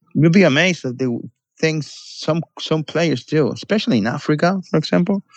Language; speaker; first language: English; non-native, fluent; Spanish